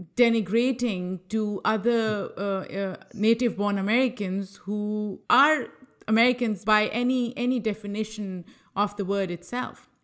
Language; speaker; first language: English; non-native, local second language; Urdu